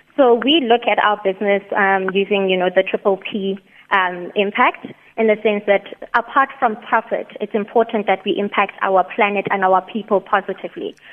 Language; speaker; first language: English; non-native, local second language; Tswana